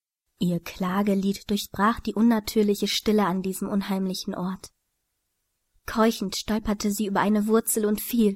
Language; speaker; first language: German; native; German